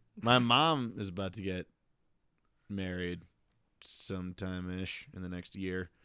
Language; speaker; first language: English; native; English